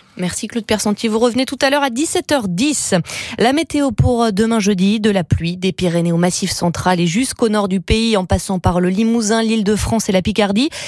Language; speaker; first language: French; native; French